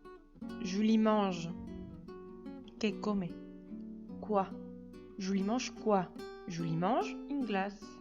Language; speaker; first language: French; non-native, fluent; Spanish